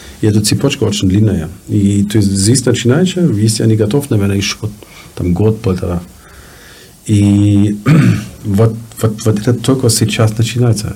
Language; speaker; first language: Russian; non-native, learner; German